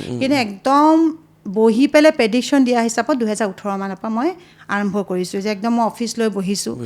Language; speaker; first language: Assamese; native; Assamese